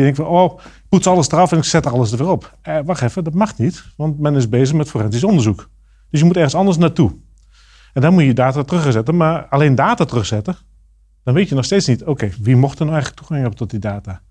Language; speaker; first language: Dutch; native; Dutch